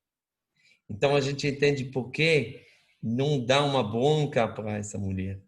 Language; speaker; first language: Portuguese; non-native, fluent; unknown